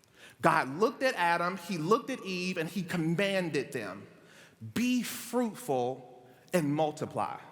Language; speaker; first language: English; native; English